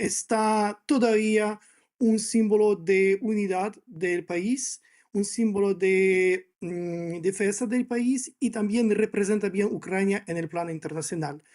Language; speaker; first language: Spanish; non-native, fluent; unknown